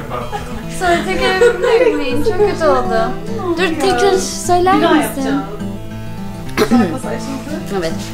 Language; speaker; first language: Turkish; non-native, learner; English